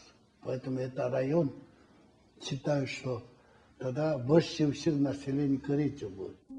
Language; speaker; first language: Russian; non-native, local second language; Korean